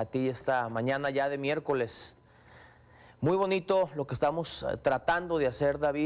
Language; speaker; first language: Spanish; native; Spanish